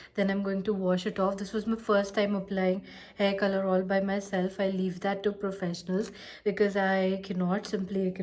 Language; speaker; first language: English; non-native, local second language; Hindi